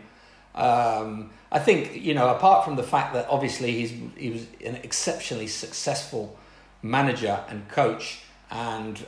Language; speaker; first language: English; native; English